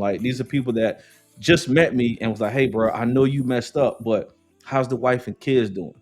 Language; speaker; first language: English; native; English